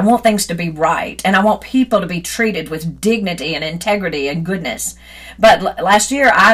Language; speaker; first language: English; native; English